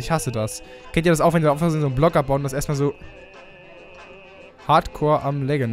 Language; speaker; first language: German; native; German